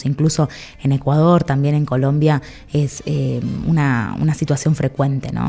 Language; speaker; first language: Spanish; native; Spanish